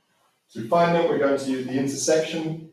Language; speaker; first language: English; native; English